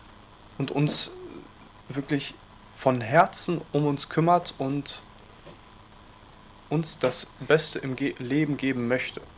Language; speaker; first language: German; native; German